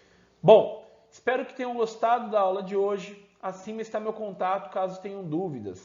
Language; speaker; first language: Portuguese; native; Portuguese